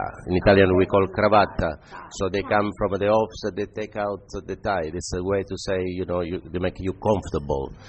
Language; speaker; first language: English; non-native, fluent; Italian